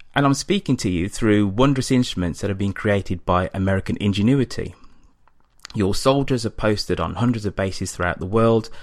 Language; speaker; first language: English; native; English